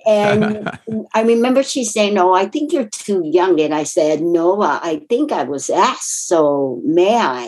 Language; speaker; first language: English; non-native, fluent; Japanese